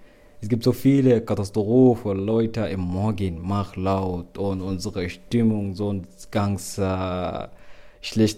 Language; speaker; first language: German; non-native, learner; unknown